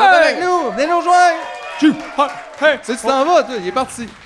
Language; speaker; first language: French; native; French